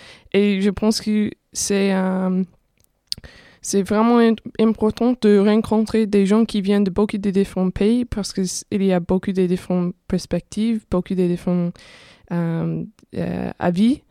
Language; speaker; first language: French; non-native, fluent; English